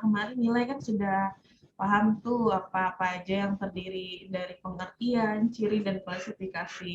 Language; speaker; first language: Indonesian; native; Indonesian